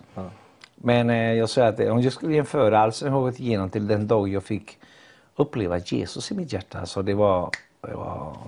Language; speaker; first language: Swedish; non-native, fluent; Spanish